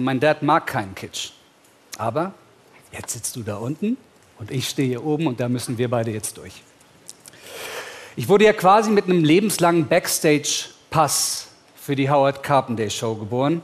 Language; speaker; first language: German; native; German